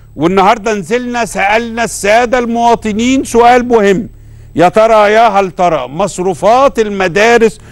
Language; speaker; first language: Egyptian Arabic; native; Egyptian Arabic